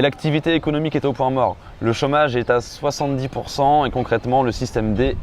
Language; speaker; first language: French; native; French